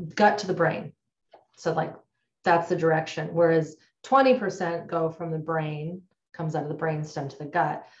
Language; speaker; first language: English; native; English